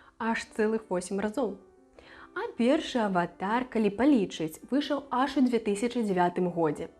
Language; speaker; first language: Belarusian; non-native, local second language; Russian